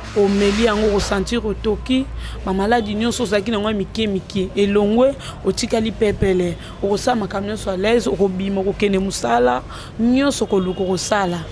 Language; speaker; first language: Lingala; native; Lingala